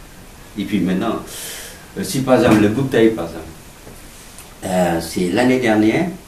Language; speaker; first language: French; non-native, learner; Vietnamese